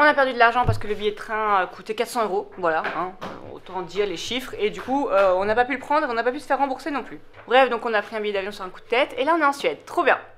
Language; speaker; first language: French; native; French